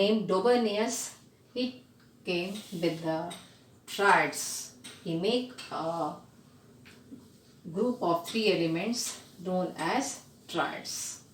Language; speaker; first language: English; non-native, local second language; Hindi